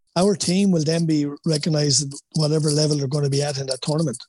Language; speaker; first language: English; native; English